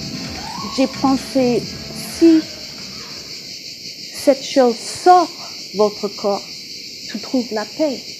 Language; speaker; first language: French; non-native, fluent; English